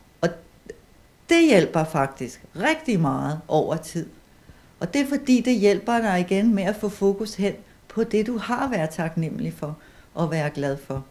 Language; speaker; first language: Danish; native; Danish